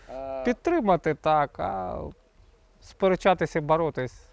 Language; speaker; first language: Ukrainian; native; Ukrainian